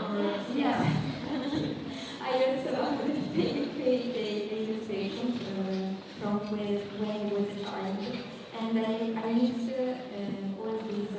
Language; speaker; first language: English; non-native, learner; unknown